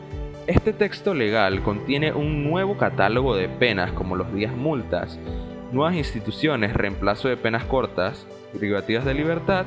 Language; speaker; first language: Spanish; native; Spanish